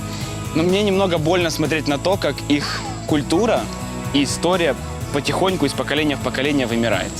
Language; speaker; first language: Russian; native; Russian